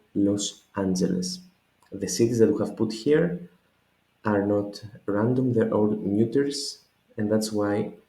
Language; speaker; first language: English; non-native, fluent; Greek